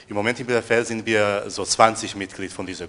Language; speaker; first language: German; non-native, fluent; Portuguese